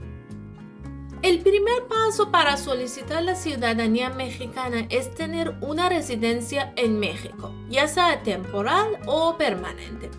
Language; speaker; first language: Spanish; non-native, fluent; Persian